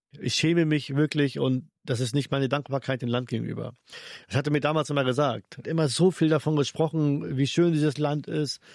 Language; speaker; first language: German; early bilingual, other home language; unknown